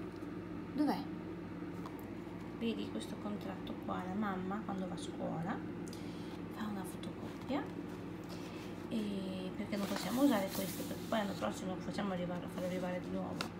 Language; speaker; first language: Italian; native; Italian